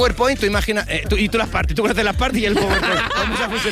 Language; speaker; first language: Spanish; native; Spanish